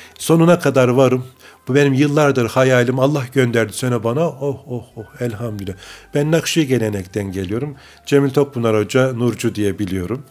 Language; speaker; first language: Turkish; native; Turkish